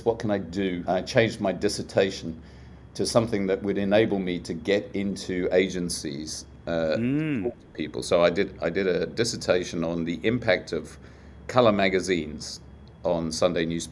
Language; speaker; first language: English; native; English